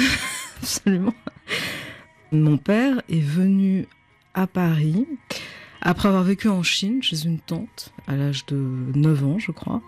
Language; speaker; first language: French; native; French